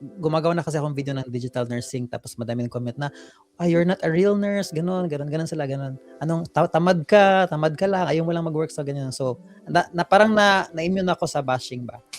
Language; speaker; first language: Filipino; native; Filipino